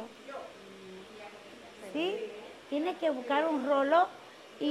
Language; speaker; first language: Spanish; native; Spanish